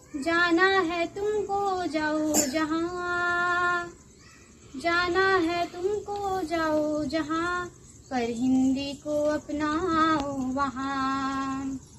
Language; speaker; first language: Hindi; native; Hindi